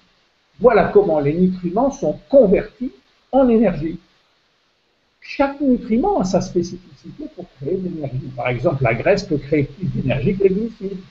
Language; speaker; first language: French; native; French